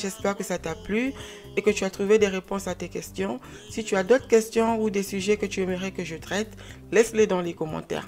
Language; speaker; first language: French; non-native, local second language; Kongo